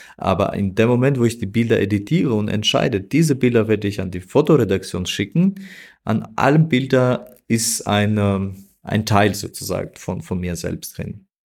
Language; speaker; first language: German; non-native, fluent; Albanian